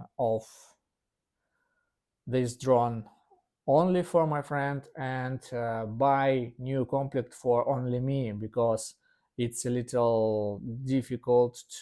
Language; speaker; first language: English; non-native, learner; Russian